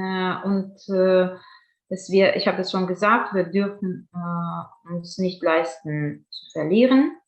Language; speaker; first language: German; non-native, fluent; Ukrainian